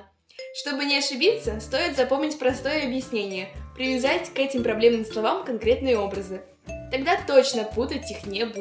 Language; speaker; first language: Russian; native; Russian